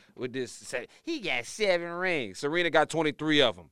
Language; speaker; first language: English; native; English